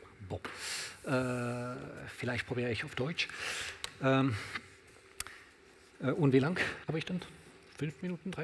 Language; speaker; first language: German; non-native, learner; French